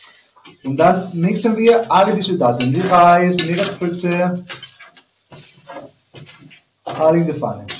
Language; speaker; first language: German; non-native, learner; Spanish